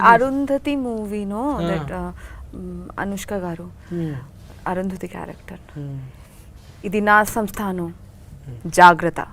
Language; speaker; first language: Telugu; non-native, learner; Bangla